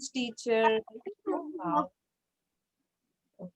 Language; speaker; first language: English; non-native, local second language; Hindi